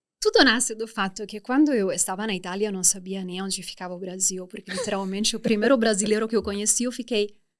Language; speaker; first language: Portuguese; non-native, fluent; Italian